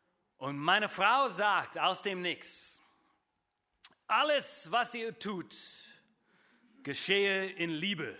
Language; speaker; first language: German; non-native, fluent; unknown